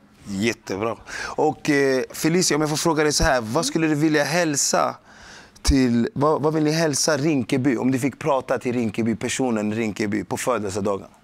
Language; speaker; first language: Swedish; native; Swedish